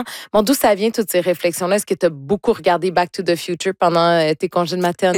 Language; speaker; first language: French; native; French